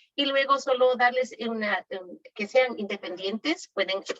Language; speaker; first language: Spanish; native; Spanish